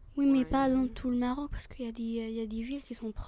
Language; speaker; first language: French; early bilingual, other home language; Arabic